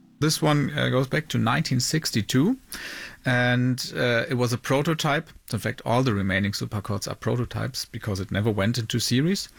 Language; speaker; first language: English; non-native, fluent; German